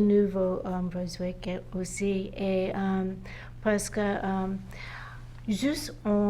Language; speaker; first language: French; non-native, learner; English